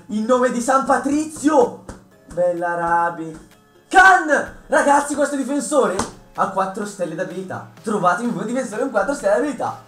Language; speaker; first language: Italian; native; Italian